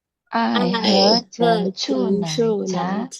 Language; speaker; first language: Chinese; non-native, learner; Indonesian